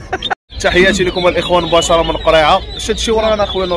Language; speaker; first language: Arabic; native; Arabic